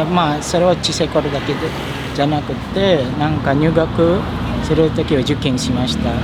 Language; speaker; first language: Japanese; non-native, fluent; Indonesian